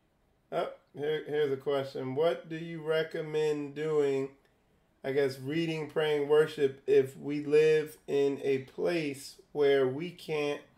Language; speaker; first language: English; native; English